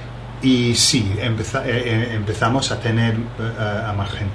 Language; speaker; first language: Spanish; non-native, fluent; English